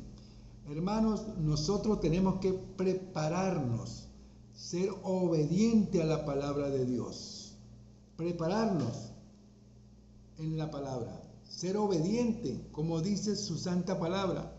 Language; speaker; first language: Spanish; native; Spanish